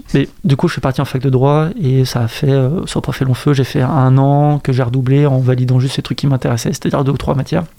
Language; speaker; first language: French; native; French